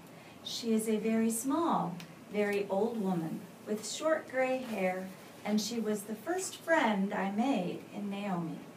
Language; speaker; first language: English; native; English